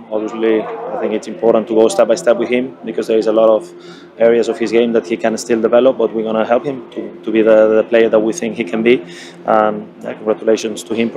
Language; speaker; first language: English; non-native, fluent; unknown